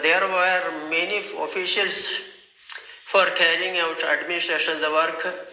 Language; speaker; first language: English; non-native, local second language; Malayalam